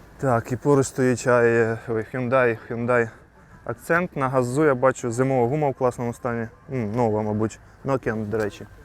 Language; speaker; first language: Ukrainian; native; Ukrainian